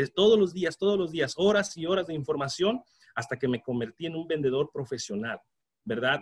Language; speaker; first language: Spanish; native; Spanish